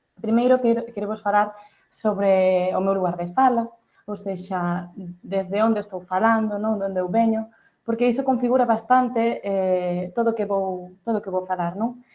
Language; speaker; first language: Galician; early bilingual, heritage; Catalan